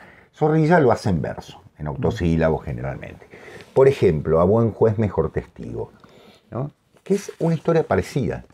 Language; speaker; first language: Spanish; native; Spanish